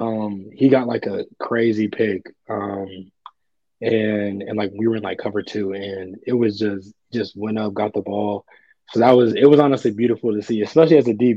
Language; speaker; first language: English; native; English